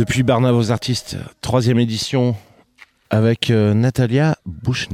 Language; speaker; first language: French; native; French